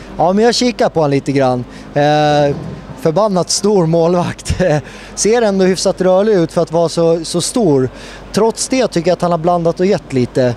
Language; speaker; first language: Swedish; native; Swedish